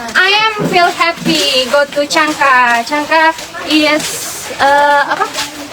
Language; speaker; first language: English; non-native, learner; Indonesian